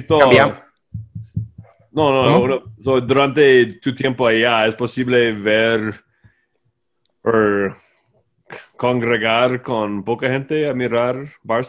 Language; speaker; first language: Spanish; non-native, fluent; English